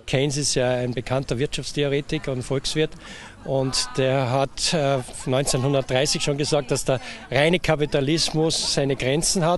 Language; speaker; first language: German; native; German